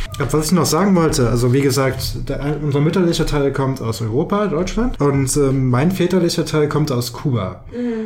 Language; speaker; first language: German; native; German